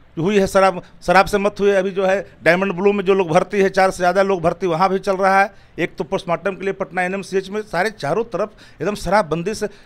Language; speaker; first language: Hindi; native; Hindi